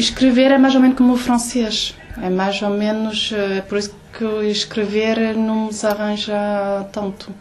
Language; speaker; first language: Portuguese; early bilingual, heritage; Portuguese